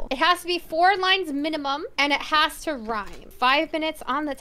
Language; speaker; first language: English; native; English